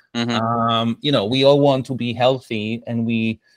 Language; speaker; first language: English; non-native, fluent; Hebrew